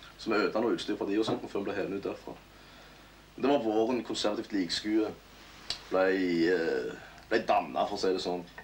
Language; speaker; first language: Norwegian; native; Norwegian